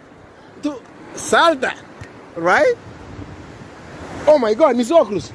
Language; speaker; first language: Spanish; non-native, learner; Kabuverdianu